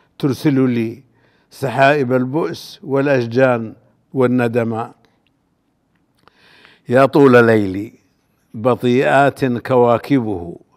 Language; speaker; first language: Arabic; native; Arabic